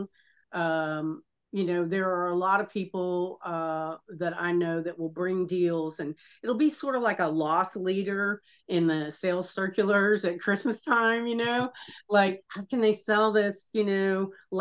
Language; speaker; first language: English; native; English